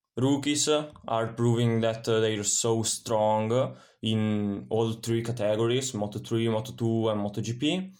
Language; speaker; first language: English; non-native, fluent; Italian